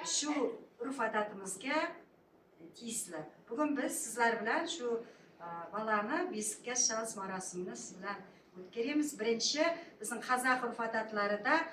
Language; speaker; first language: Uzbek; non-native, local second language; Kazakh